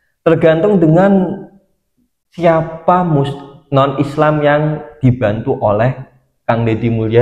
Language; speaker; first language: Indonesian; native; Indonesian